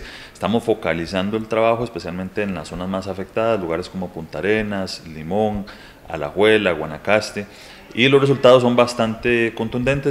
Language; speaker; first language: Spanish; native; Spanish